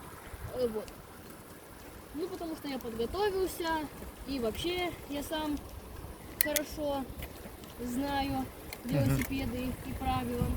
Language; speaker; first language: Russian; early bilingual, other home language; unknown